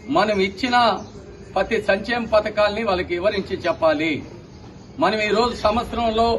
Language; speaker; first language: Telugu; native; Telugu